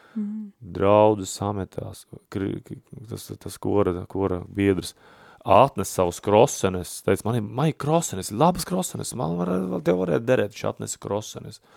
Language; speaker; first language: Latvian; native; Latvian